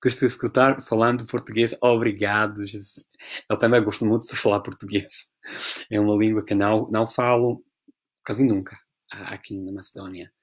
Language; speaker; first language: Portuguese; non-native, fluent; English